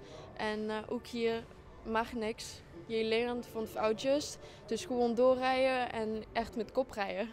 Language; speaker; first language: Dutch; non-native, fluent; French